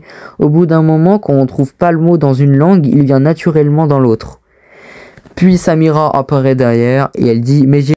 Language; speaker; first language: French; native; French